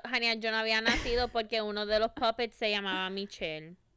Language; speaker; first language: Spanish; early bilingual, other home language; English